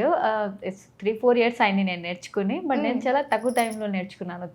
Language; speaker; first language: Telugu; non-native, fluent; Odia